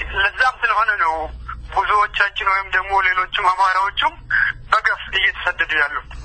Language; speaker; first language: Amharic; non-native, local second language; Oromo